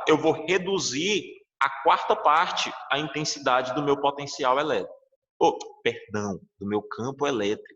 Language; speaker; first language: Portuguese; native; Portuguese